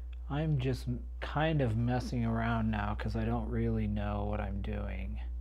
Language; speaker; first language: English; native; English